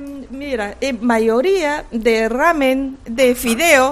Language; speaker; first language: Spanish; non-native, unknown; Korean